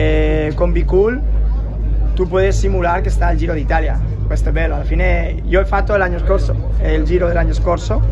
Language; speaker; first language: Italian; non-native, learner; Spanish